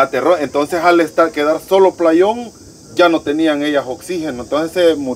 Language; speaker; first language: Spanish; native; Spanish